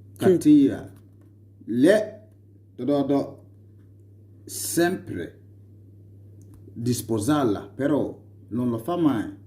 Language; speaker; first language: Italian; non-native, learner; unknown